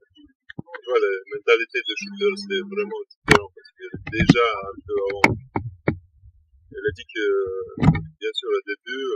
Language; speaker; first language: French; non-native, learner; Russian